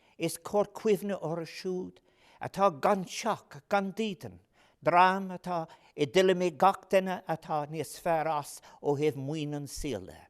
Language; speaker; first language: Irish; non-native, local second language; English